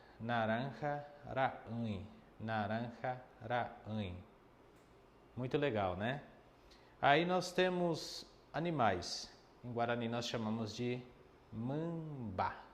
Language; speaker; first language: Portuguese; non-native, fluent; Guarani